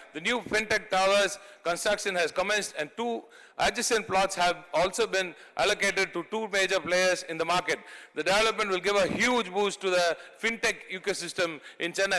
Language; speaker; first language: English; non-native, local second language; Tamil